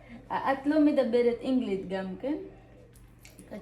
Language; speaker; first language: Hebrew; non-native, learner; Gujarati